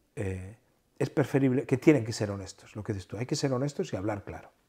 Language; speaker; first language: Spanish; native; Spanish